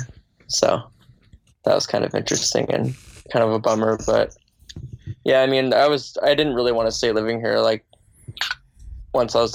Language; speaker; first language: English; native; English